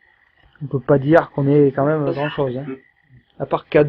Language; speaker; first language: French; native; French